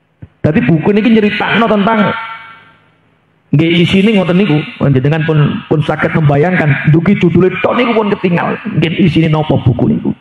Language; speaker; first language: Indonesian; native; Indonesian